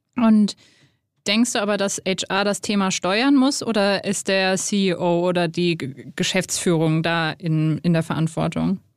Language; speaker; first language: German; native; German